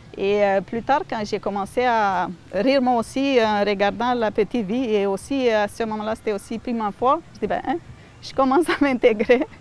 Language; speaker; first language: French; non-native, fluent; Romanian